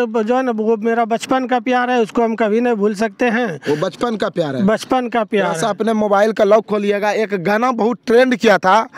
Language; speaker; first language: Hindi; native; Hindi